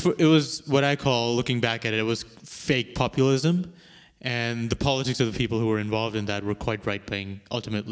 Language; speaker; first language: English; non-native, local second language; Urdu